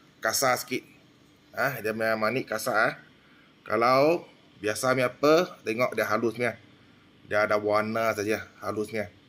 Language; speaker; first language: Malay; non-native, local second language; Min Nan Chinese